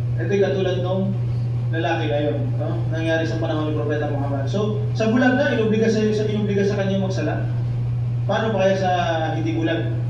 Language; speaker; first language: Filipino; non-native, local second language; Cebuano